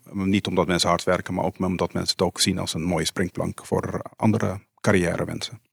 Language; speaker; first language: Dutch; non-native, local second language; Papiamento